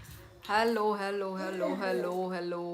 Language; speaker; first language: Hindi; non-native, local second language; Kok Borok